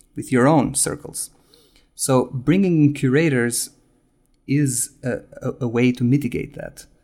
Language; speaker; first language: English; non-native, fluent; Albanian